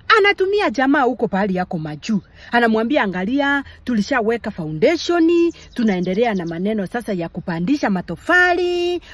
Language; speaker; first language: Swahili; non-native, local second language; Gusii